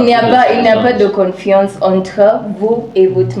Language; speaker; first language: French; non-native, learner; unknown